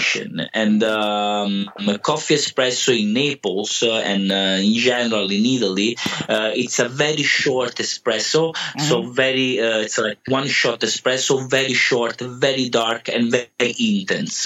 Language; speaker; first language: English; non-native, fluent; Italian